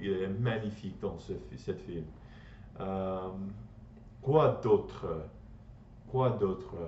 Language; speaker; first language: French; non-native, learner; English